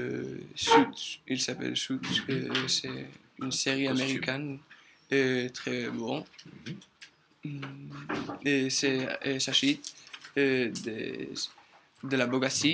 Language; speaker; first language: French; non-native, learner; Spanish